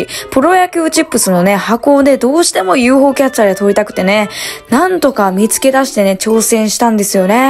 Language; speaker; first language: Japanese; native; Japanese